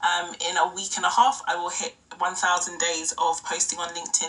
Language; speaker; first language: English; non-native, local second language; Yoruba